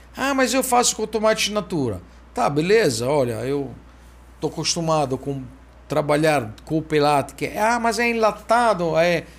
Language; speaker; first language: Portuguese; non-native, fluent; Italian